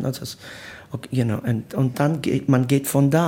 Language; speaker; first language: German; non-native, learner; Italian